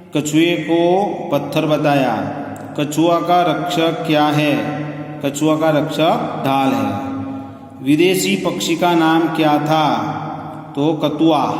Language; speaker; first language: Hindi; non-native, local second language; Gujarati